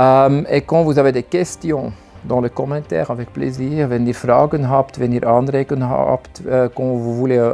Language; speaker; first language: French; non-native, learner; German